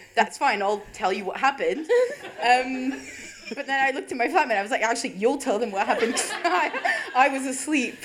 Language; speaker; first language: English; non-native, fluent; French